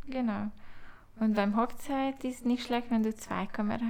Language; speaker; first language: German; non-native, learner; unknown